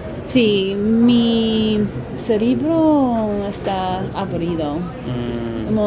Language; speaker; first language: Spanish; non-native, learner; English